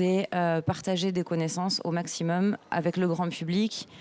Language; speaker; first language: French; native; French